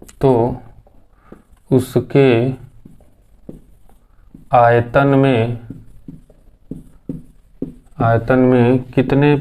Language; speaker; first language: Hindi; native; Hindi